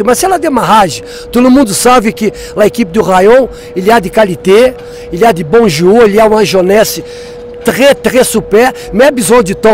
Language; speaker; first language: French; non-native, fluent; Portuguese